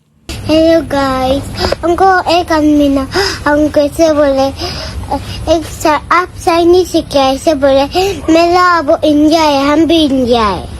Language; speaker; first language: Hindi; non-native, local second language; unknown